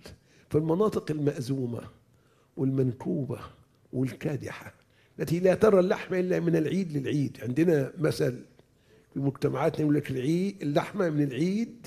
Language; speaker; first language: Arabic; native; Arabic